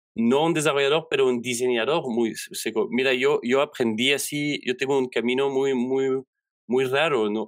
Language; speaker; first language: Spanish; non-native, fluent; French